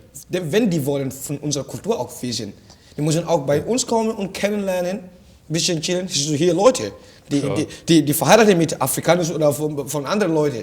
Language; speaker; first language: German; non-native, fluent; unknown